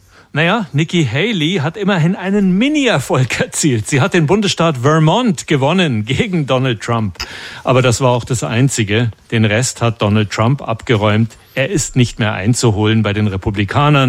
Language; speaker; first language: German; native; German